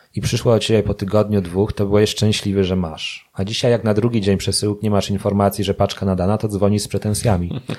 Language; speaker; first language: Polish; native; Polish